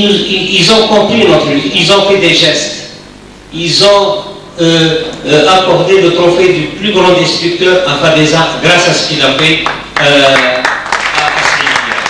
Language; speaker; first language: French; non-native, local second language; Arabic